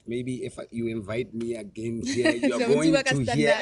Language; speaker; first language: English; non-native, local second language; Tswana